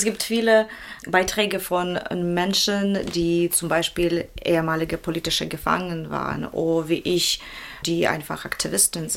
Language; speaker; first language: German; non-native, fluent; Russian